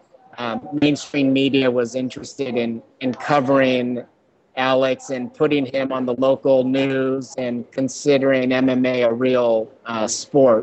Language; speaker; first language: English; native; English